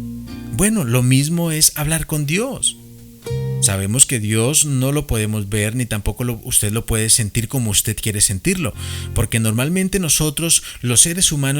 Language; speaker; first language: Spanish; native; Spanish